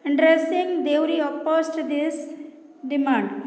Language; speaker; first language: English; non-native, local second language; Assamese